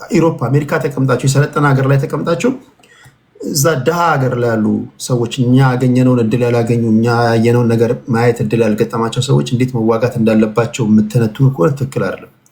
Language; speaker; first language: Amharic; native; Amharic